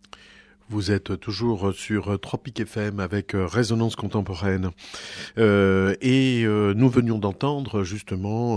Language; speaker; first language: French; native; French